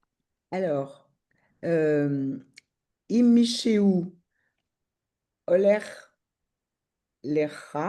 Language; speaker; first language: Hebrew; non-native, learner; French